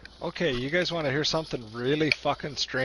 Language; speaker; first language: English; native; English